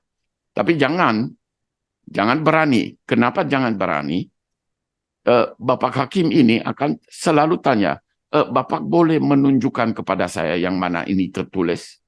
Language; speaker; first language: Indonesian; non-native, fluent; Dutch